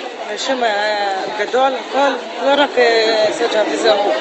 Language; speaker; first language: Hebrew; non-native, learner; Arabic